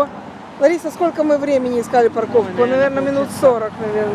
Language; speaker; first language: Russian; native; Russian